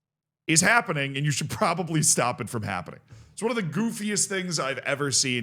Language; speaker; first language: English; native; English